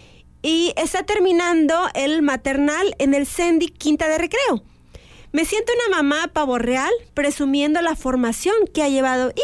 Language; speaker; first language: Spanish; native; Spanish